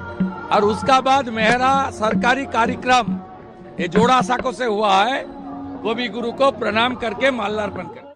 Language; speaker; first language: Hindi; non-native, local second language; Bangla